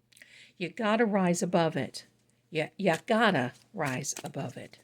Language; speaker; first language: English; native; English